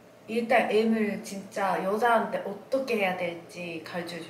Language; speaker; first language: Korean; non-native, learner; Japanese